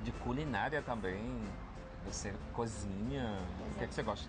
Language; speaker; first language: Portuguese; native; Portuguese